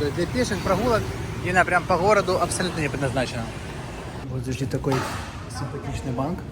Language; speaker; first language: Russian; native; Russian